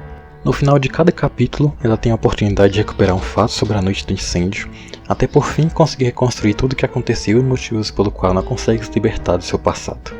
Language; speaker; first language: Portuguese; native; Portuguese